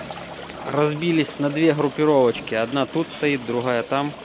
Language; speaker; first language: Russian; native; Russian